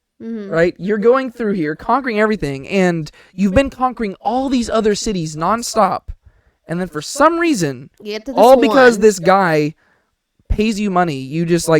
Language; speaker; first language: English; native; English